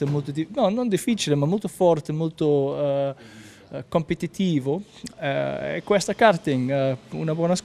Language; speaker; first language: Italian; non-native, learner; German